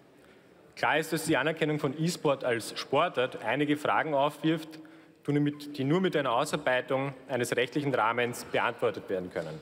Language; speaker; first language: German; native; German